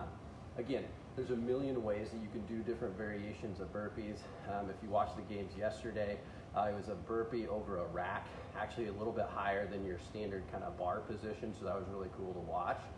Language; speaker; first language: English; native; English